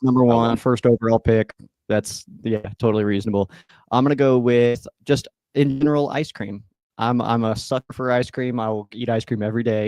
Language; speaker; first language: English; native; English